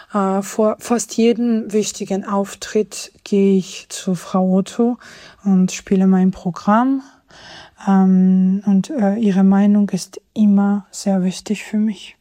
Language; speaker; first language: German; non-native, fluent; Georgian